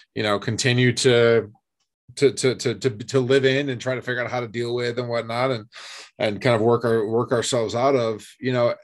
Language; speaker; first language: English; native; English